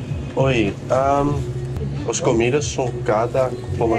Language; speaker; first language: Portuguese; non-native, learner; English